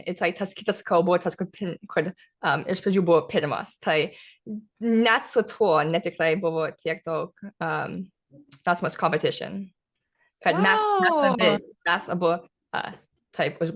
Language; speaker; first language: Lithuanian; early bilingual, heritage; English